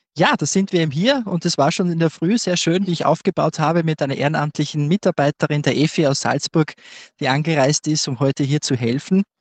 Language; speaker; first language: German; native; German